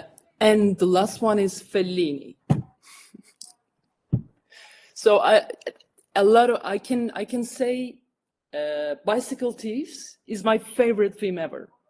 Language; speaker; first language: English; non-native, fluent; Turkish